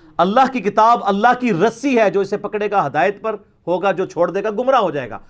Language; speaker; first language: Urdu; native; Urdu